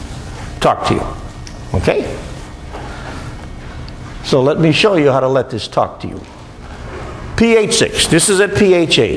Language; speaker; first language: English; native; English